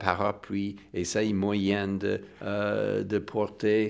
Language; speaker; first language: French; non-native, fluent; English